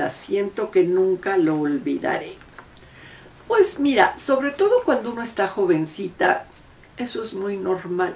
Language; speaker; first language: Spanish; native; Spanish